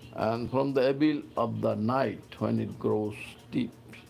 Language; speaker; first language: English; non-native, local second language; Bangla